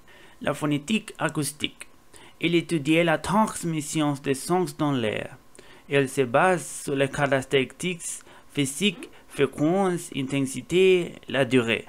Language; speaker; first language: French; non-native, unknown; Spanish